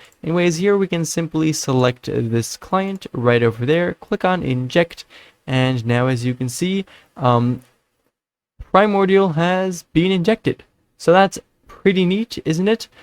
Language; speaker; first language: English; non-native, fluent; Dutch